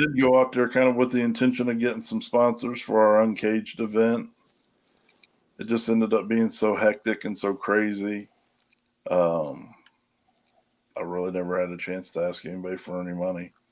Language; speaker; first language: English; native; English